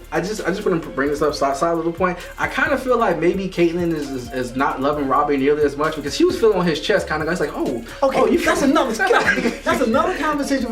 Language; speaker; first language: English; native; English